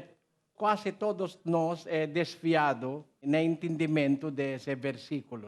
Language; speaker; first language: Portuguese; non-native, learner; Filipino